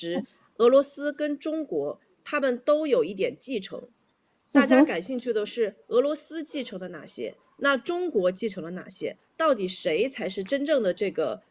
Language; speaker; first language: Chinese; native; Chinese